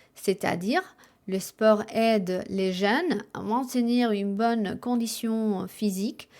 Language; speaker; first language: French; non-native, fluent; Spanish